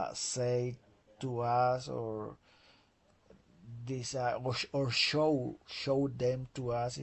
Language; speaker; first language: English; non-native, fluent; Spanish